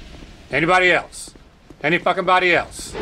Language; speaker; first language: English; native; English